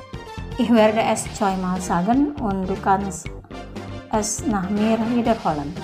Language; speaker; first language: German; non-native, fluent; Indonesian